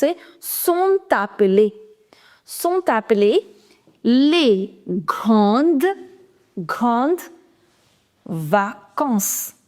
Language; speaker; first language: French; non-native, fluent; Hindi